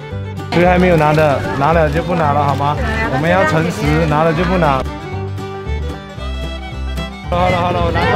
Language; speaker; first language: Chinese; native; Chinese